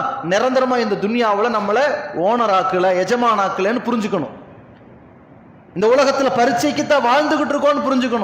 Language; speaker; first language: Tamil; native; Tamil